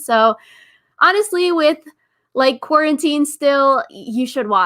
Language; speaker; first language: English; native; English